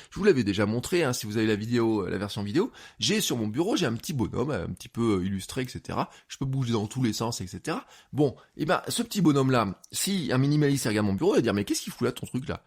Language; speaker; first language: French; native; French